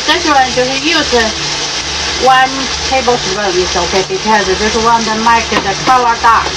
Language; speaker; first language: English; non-native, learner; Chinese